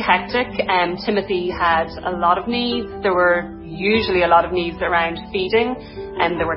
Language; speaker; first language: English; native; English